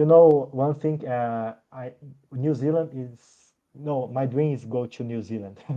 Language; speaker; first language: English; non-native, learner; Portuguese